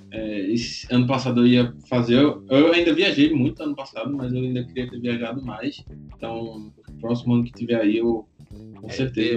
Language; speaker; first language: Portuguese; native; Portuguese